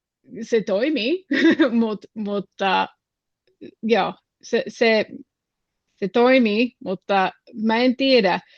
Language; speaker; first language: Finnish; non-native, fluent; English